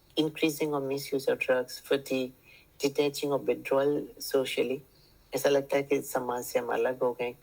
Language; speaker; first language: Hindi; native; Hindi